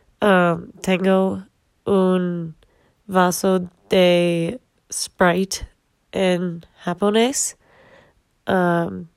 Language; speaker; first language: Spanish; non-native, learner; English